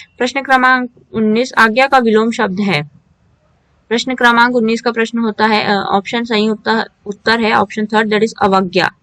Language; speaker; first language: Hindi; native; Hindi